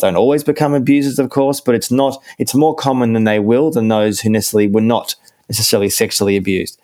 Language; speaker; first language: English; native; English